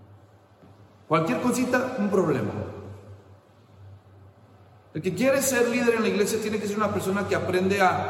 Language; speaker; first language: Spanish; native; Spanish